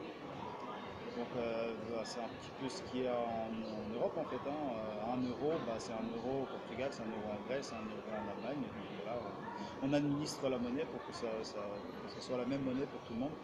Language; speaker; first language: French; native; French